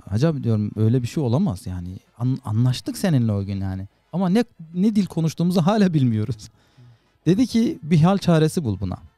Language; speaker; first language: Turkish; native; Turkish